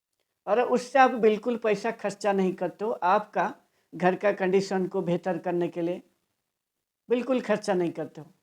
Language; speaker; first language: Hindi; non-native, local second language; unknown